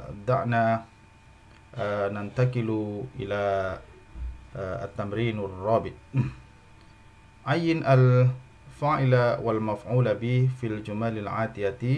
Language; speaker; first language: Arabic; non-native, fluent; Indonesian